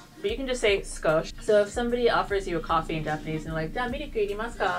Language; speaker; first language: English; native; English